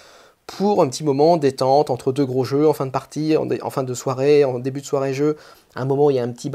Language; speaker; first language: French; native; French